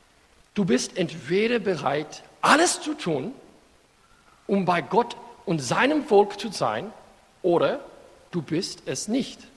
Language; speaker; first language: German; non-native, fluent; English